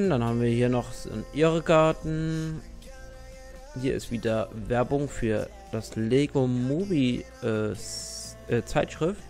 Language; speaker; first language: German; native; German